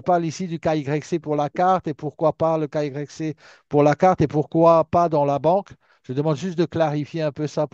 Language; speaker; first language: French; native; French